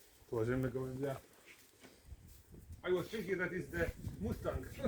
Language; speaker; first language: English; non-native, learner; Polish